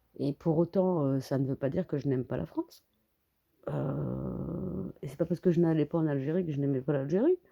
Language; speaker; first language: French; early bilingual, other home language; Kabyle